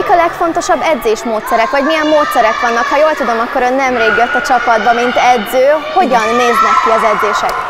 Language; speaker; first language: Hungarian; native; Hungarian